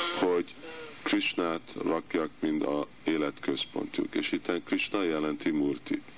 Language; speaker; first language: Hungarian; early bilingual, heritage; Hungarian